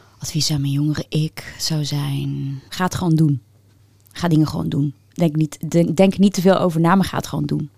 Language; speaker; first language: Dutch; early bilingual, other home language; Turkish